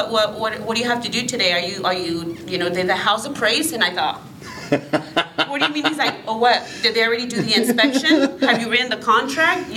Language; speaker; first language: English; early bilingual, other home language; Spanish